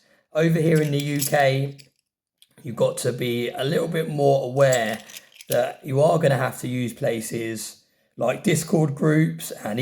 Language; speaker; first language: English; native; English